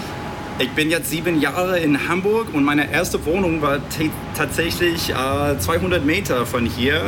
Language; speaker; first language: German; non-native, learner; English